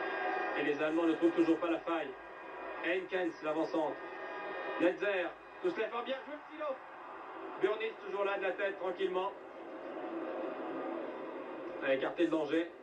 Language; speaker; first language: French; native; French